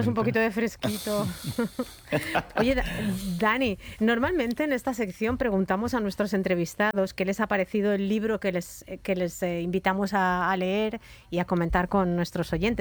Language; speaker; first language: Spanish; native; Spanish